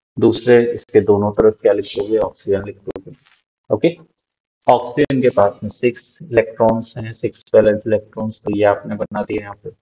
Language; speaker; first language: Hindi; native; Hindi